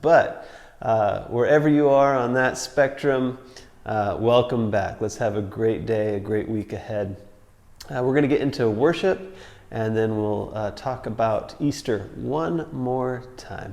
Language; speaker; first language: English; native; English